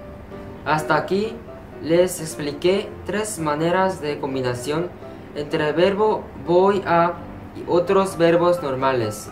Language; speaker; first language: Spanish; non-native, fluent; Korean